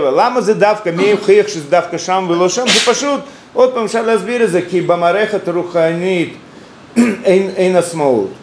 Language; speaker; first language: Hebrew; non-native, fluent; Russian